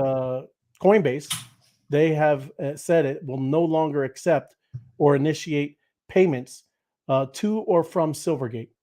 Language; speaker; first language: English; native; English